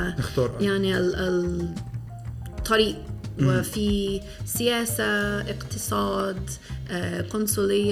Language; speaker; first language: Arabic; non-native, fluent; English